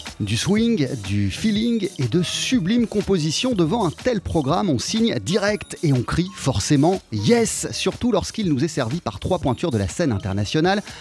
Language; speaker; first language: French; native; French